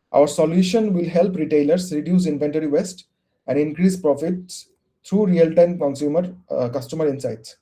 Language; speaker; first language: English; non-native, local second language; Bangla